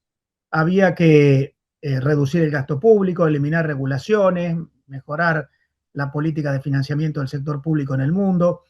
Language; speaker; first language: Spanish; native; Spanish